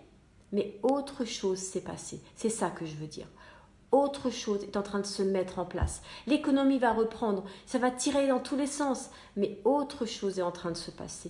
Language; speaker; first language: French; native; French